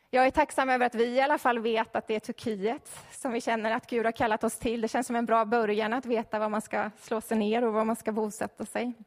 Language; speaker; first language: Swedish; native; Swedish